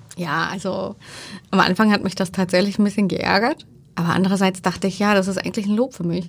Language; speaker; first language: German; early bilingual, other home language; Turkish